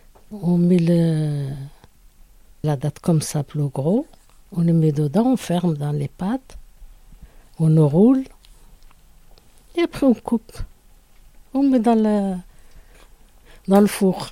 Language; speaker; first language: French; non-native, learner; Arabic